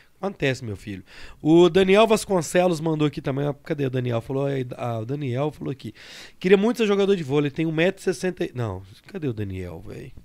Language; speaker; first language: Portuguese; native; Portuguese